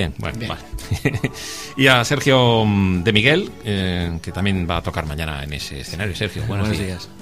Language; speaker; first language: Spanish; native; Spanish